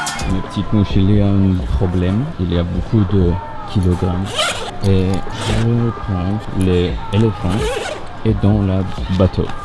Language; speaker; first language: French; non-native, learner; English